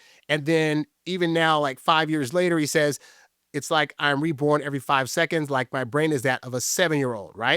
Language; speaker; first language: English; native; English